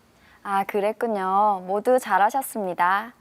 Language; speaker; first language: Korean; native; Korean